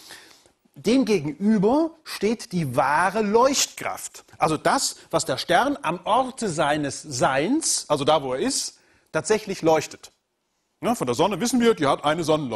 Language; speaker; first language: German; native; German